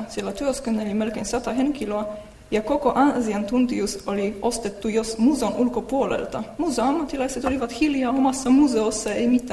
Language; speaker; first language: Finnish; non-native, fluent; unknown